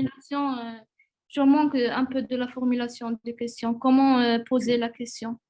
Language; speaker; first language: French; non-native, learner; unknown